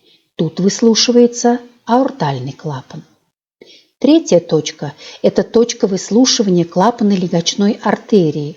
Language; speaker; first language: Russian; native; Russian